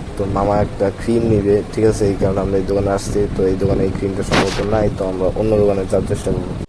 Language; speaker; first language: Bangla; native; Bangla